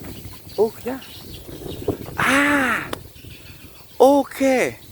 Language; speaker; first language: English; non-native, learner; Vietnamese